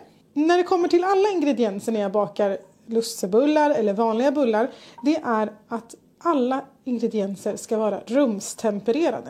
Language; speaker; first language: Swedish; native; Swedish